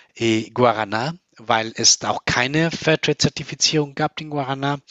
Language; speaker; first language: German; non-native, fluent; Spanish